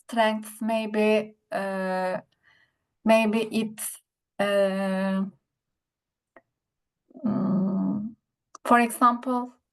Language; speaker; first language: English; non-native, learner; Turkish